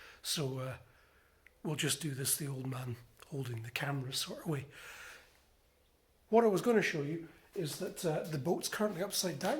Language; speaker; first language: English; native; English